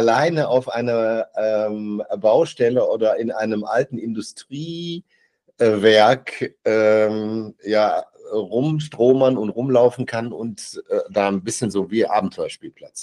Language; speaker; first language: German; native; German